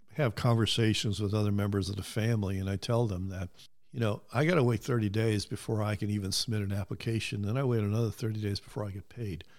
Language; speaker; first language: English; native; English